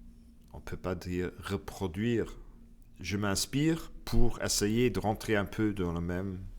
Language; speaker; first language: French; non-native, local second language; Luxembourgish